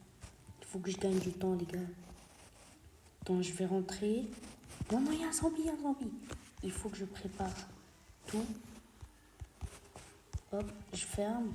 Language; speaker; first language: French; native; French